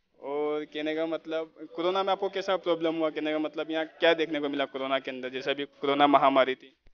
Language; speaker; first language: Hindi; native; Hindi